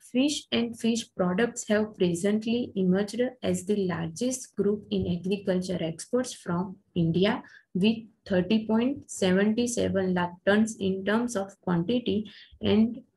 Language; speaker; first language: English; non-native, local second language; Gujarati